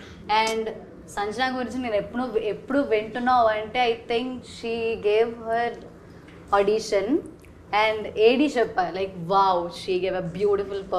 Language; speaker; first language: Telugu; non-native, fluent; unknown